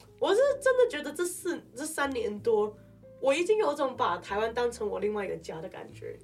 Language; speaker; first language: Chinese; non-native, local second language; Cantonese